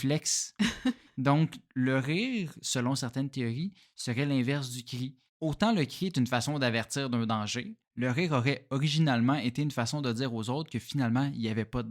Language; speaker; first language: French; native; French